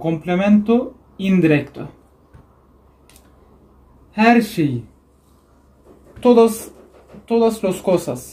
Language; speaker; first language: Spanish; non-native, learner; Turkish